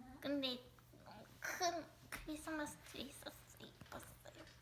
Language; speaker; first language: Korean; non-native, learner; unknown